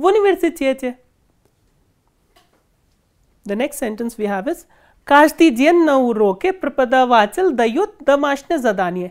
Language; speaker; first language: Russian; non-native, fluent; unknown